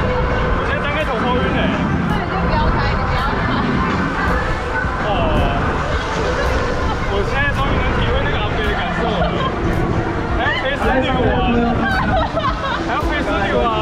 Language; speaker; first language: Chinese; native; Chinese